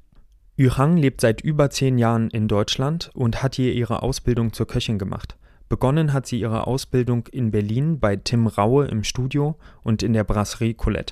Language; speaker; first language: German; native; German